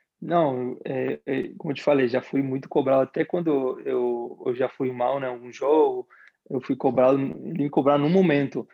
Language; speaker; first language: Portuguese; non-native, fluent; Spanish